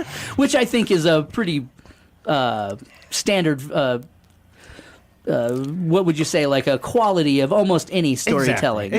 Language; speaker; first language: English; native; English